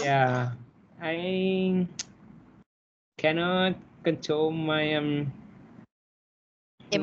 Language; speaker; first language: English; non-native, learner; Vietnamese